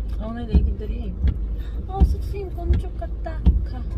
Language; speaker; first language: Korean; non-native, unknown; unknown